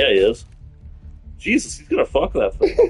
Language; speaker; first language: English; native; English